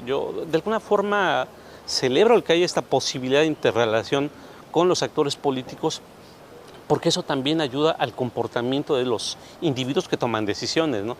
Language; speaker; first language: Spanish; native; Spanish